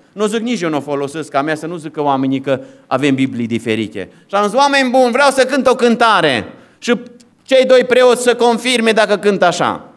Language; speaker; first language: Romanian; native; Romanian